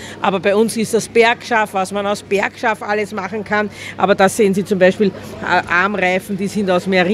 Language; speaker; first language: German; native; German